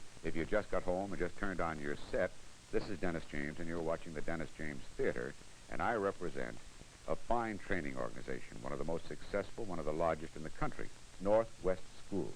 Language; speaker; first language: English; native; English